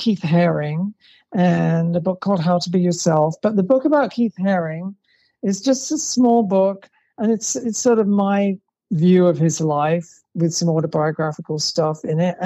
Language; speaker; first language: English; native; English